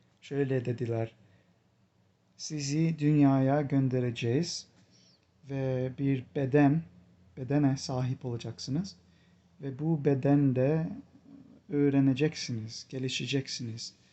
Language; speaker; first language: Turkish; non-native, fluent; English